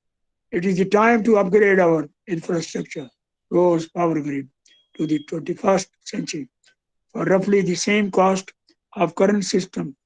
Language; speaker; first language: English; non-native, local second language; Hindi